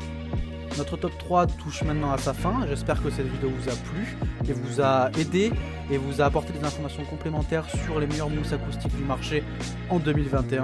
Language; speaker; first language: French; native; French